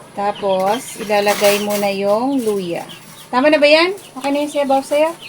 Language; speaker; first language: Filipino; non-native, local second language; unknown